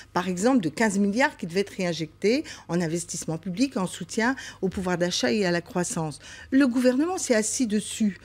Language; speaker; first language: French; native; French